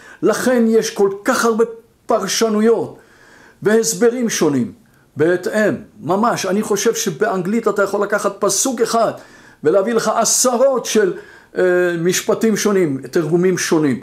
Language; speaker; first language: Hebrew; non-native, fluent; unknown